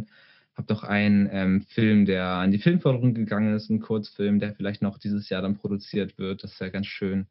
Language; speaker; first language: German; native; German